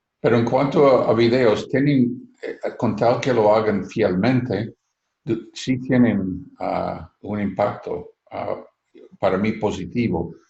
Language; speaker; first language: Spanish; non-native, fluent; English